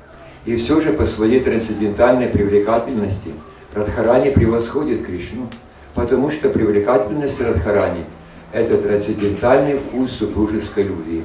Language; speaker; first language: Russian; native; Russian